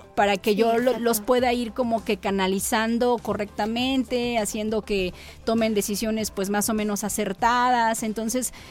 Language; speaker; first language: Spanish; native; Spanish